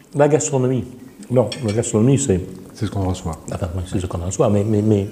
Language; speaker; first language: French; non-native, fluent; English